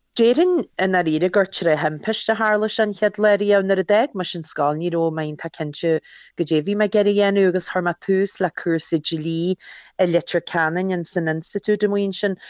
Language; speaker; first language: Irish; early bilingual, other home language; English